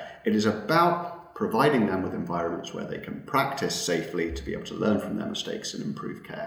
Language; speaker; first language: English; native; English